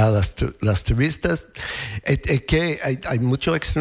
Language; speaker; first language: Spanish; non-native, learner; English